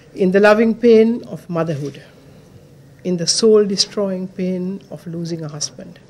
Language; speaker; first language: English; non-native, local second language; Sinhala